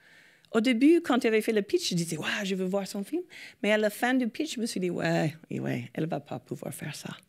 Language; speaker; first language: French; non-native, fluent; English